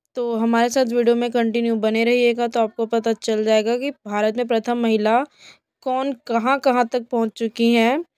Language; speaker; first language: Hindi; native; Hindi